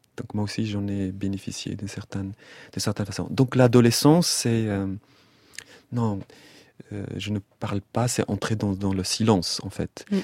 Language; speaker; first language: French; non-native, local second language; Arabic